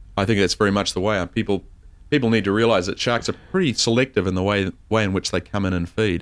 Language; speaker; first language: English; native; English